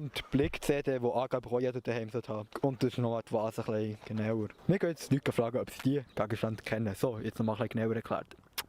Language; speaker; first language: German; native; German